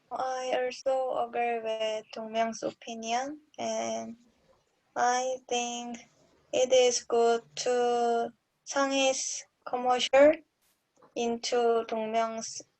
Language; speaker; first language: English; non-native, learner; Korean